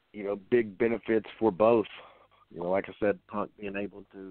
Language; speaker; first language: English; native; English